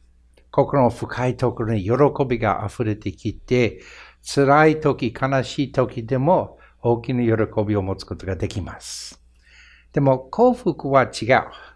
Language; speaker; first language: Japanese; non-native, fluent; English